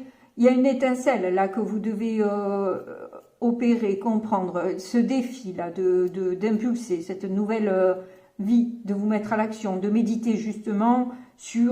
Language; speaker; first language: French; native; French